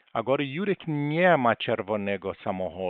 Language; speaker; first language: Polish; non-native, learner; Portuguese